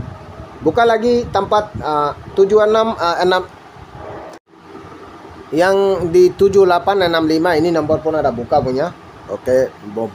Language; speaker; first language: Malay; non-native, learner; Bangla